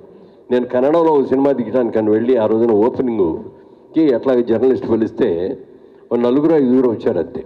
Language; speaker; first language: Telugu; native; Telugu